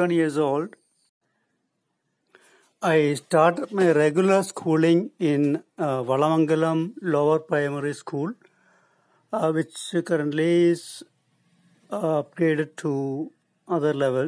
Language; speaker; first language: English; non-native, local second language; Malayalam